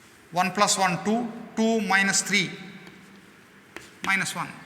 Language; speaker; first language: English; non-native, local second language; Kannada